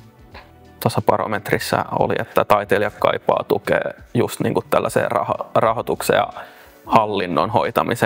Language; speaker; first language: Finnish; native; Finnish